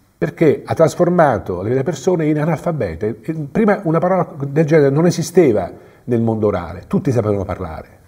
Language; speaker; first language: Italian; native; Italian